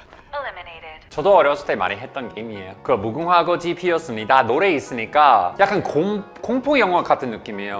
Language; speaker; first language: Korean; non-native, fluent; English